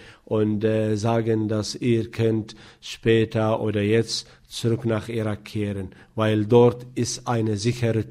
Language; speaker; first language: German; non-native, fluent; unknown